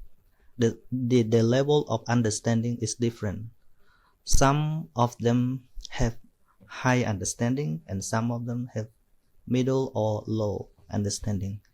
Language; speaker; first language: English; non-native, fluent; Khmer